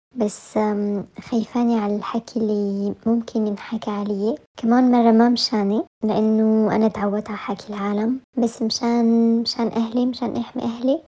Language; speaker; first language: Arabic; early bilingual, heritage; French